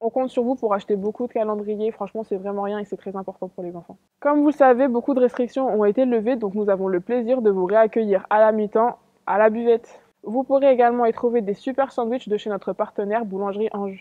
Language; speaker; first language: French; native; French